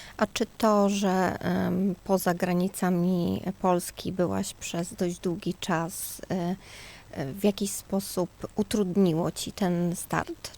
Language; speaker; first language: Polish; native; Polish